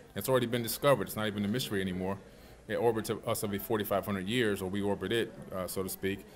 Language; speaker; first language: English; native; English